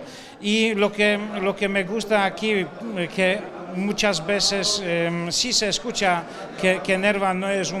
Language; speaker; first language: Spanish; non-native, fluent; Polish